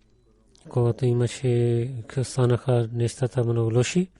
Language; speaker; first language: Bulgarian; non-native, learner; Urdu